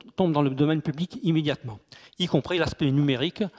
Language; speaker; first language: French; native; French